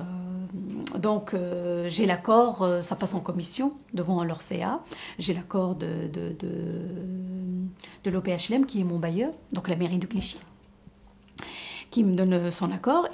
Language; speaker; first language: French; native; French